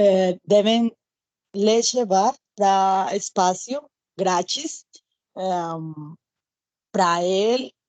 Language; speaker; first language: Portuguese; non-native, learner; Spanish